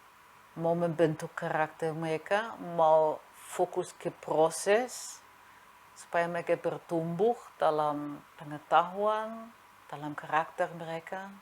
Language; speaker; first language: Indonesian; non-native, fluent; German